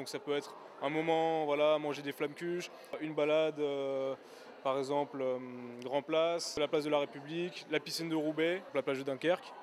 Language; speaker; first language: French; native; French